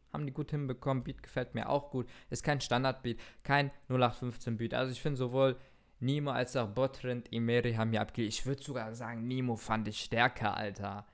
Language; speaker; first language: German; early bilingual, other home language; Turkish